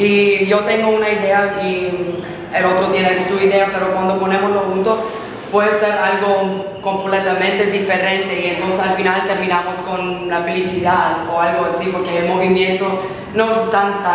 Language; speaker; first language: Spanish; non-native, fluent; English